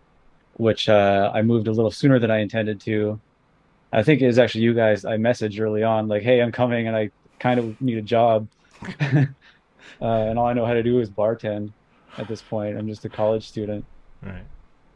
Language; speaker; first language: English; native; English